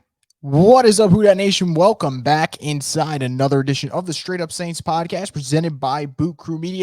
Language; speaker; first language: English; native; English